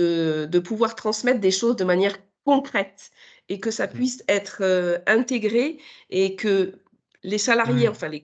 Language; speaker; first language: French; native; French